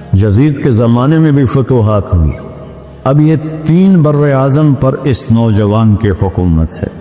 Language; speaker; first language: Urdu; non-native, local second language; Punjabi